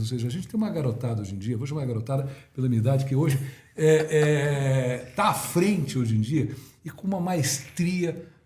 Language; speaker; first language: Portuguese; native; Portuguese